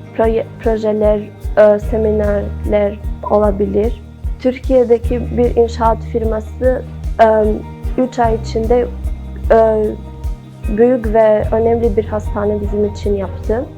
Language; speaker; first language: Turkish; non-native, learner; Albanian